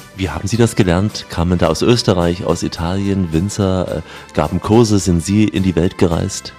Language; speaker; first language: German; native; German